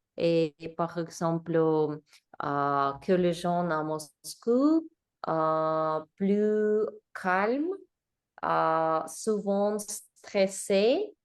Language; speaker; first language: French; non-native, learner; Russian